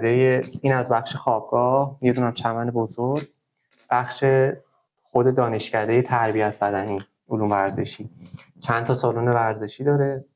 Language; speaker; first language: Persian; native; Persian